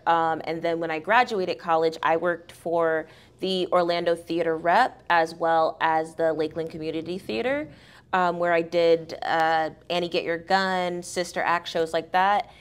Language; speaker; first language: English; native; English